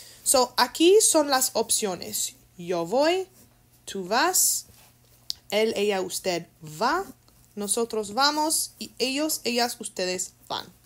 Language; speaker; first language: Spanish; non-native, fluent; English